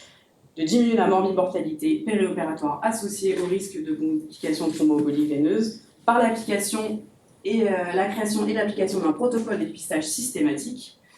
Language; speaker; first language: French; native; French